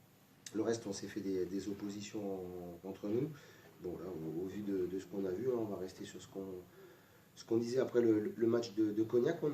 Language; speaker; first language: French; native; French